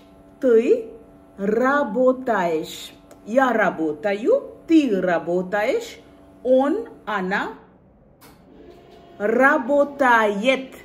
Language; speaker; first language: Russian; non-native, fluent; Bangla